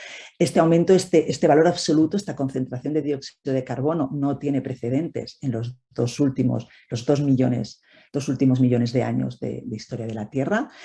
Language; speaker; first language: Spanish; native; Spanish